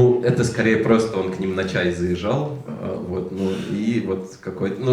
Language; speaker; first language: Russian; native; Russian